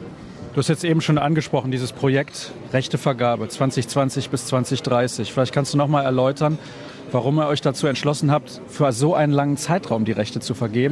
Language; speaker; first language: German; native; German